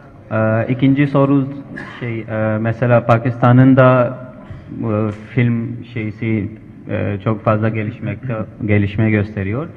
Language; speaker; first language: Turkish; non-native, local second language; Urdu